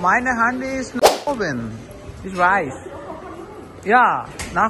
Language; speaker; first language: German; non-native, learner; Bangla